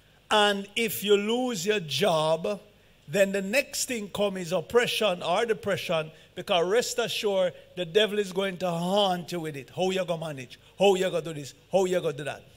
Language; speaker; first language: English; native; English